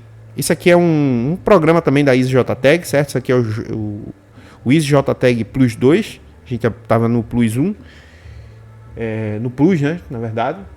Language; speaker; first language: Portuguese; native; Portuguese